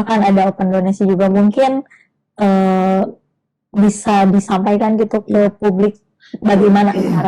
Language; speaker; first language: Indonesian; native; Indonesian